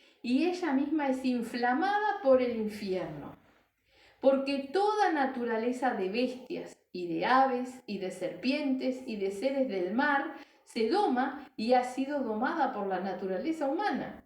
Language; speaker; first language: Spanish; native; Spanish